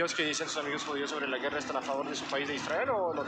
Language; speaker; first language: Spanish; non-native, fluent; French